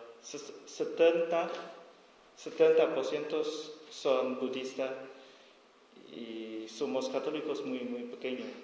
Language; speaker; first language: Spanish; non-native, learner; S'gaw Karen